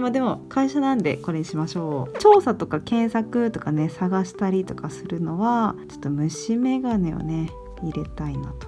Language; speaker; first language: Japanese; native; Japanese